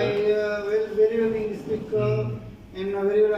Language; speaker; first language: English; non-native, learner; Gujarati